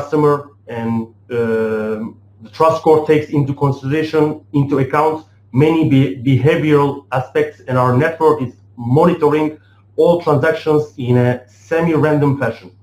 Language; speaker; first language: English; non-native, fluent; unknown